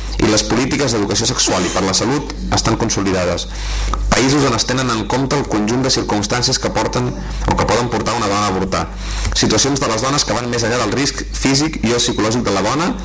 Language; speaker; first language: Catalan; native; Catalan